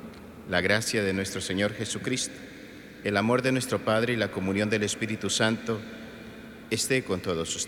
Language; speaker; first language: Spanish; native; Spanish